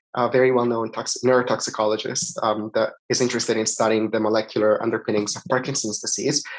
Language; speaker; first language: English; non-native, fluent; Italian